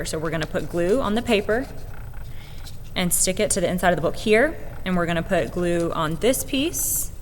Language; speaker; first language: English; native; English